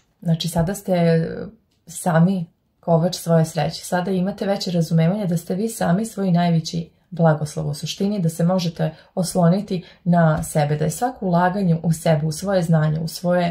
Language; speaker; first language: Serbian; native; Serbian